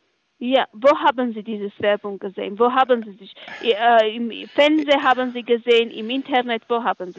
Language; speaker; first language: German; non-native, learner; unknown